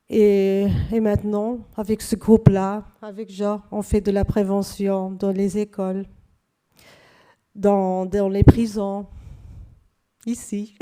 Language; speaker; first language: French; non-native, fluent; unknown